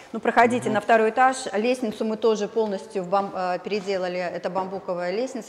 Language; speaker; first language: Russian; native; Russian